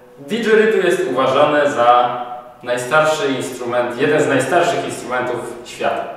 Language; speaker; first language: Polish; native; Polish